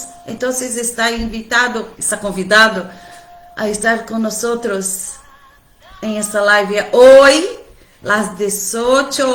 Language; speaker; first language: Spanish; non-native, fluent; Portuguese